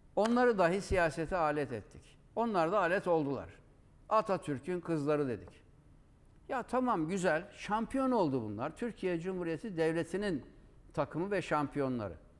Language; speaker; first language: Turkish; native; Turkish